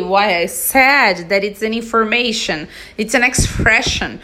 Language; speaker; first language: English; non-native, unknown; Portuguese